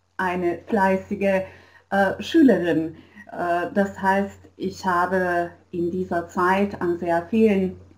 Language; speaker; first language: German; non-native, fluent; Slovenian